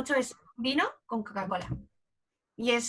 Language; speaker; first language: Spanish; native; Spanish